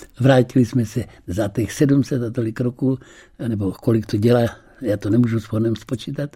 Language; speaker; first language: Czech; early bilingual, heritage; Czech